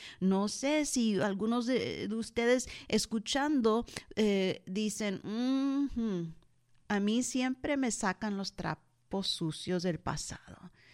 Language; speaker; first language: Spanish; early bilingual, heritage; Spanish